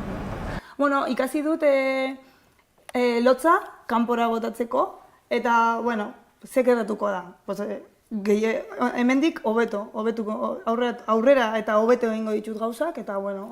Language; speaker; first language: Basque; non-native, learner; Spanish